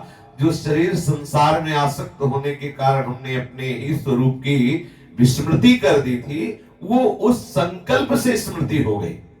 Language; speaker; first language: Hindi; native; Hindi